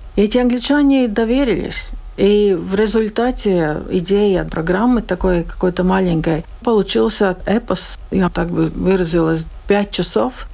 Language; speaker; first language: Russian; non-native, local second language; Latvian